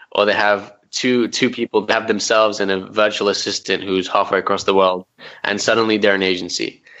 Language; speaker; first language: English; early bilingual, other home language; Arabic